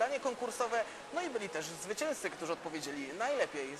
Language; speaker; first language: Polish; native; Polish